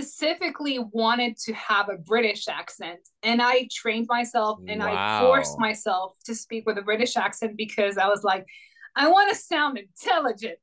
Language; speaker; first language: English; non-native, fluent; Croatian